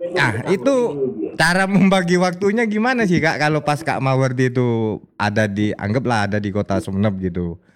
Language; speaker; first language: Indonesian; non-native, local second language; Madurese